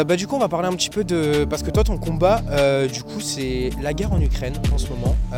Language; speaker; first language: French; native; French